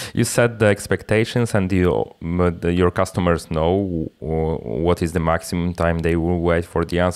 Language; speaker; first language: English; non-native, fluent; Polish